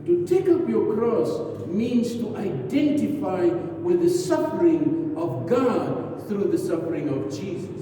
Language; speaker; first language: English; non-native, local second language; Afrikaans